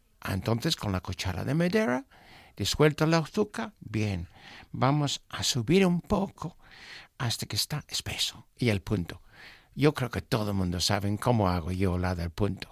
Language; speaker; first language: Spanish; non-native, fluent; English